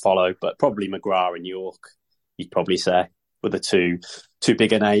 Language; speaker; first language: English; native; English